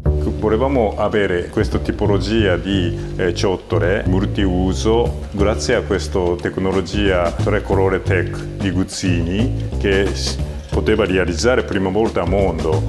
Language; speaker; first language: Italian; non-native, fluent; Japanese